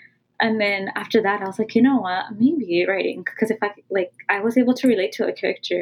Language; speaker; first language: English; native; English